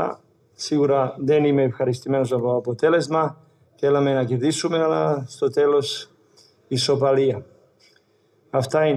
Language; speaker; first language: Greek; non-native, learner; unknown